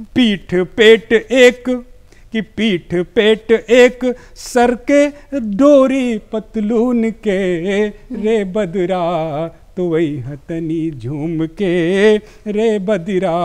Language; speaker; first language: Hindi; native; Hindi